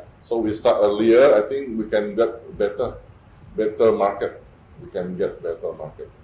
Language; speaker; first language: English; non-native, fluent; Indonesian